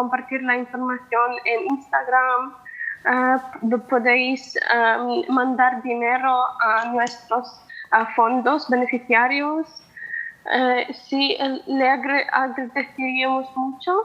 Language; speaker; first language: Spanish; non-native, fluent; Ukrainian